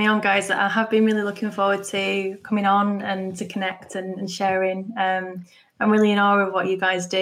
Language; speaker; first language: English; native; English